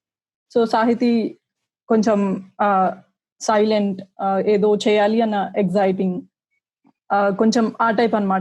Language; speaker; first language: Telugu; early bilingual, heritage; Telugu